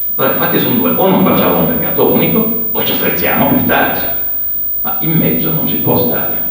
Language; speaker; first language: Italian; native; Italian